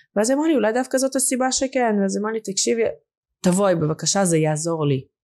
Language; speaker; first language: Hebrew; early bilingual, other home language; Russian